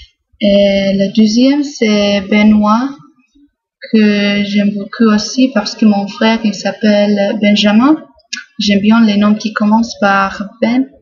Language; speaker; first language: French; non-native, fluent; English